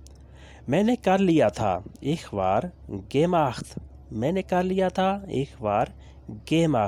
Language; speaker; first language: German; non-native, learner; Urdu